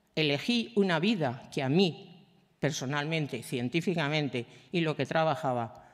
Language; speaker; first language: Spanish; native; Spanish